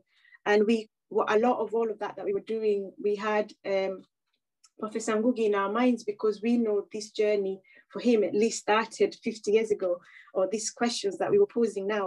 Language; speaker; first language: English; non-native, local second language; Kikuyu